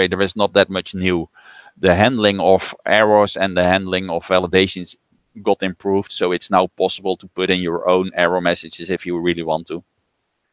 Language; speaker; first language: English; non-native, fluent; Dutch